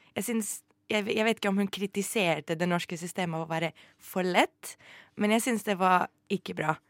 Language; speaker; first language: Norwegian; non-native, fluent; Greek